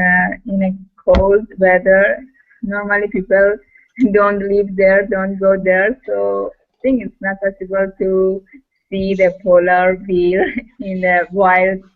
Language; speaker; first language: English; non-native, learner; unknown